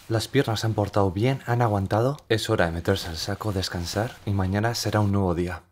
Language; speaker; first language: Spanish; native; Spanish